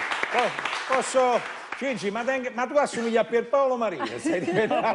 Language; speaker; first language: Italian; native; Italian